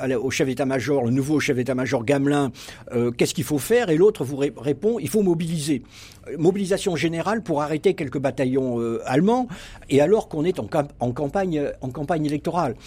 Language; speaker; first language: French; native; French